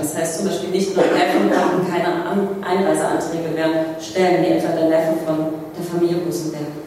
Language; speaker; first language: German; native; German